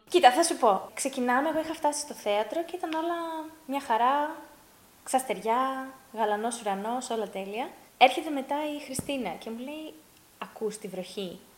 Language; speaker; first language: Greek; early bilingual, heritage; Greek